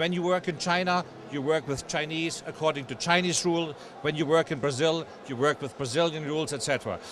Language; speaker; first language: English; non-native, fluent; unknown